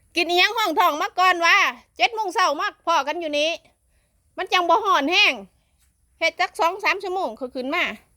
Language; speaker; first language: Thai; native; Thai